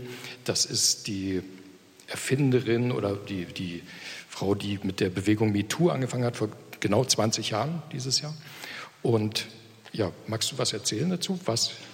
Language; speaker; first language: German; native; German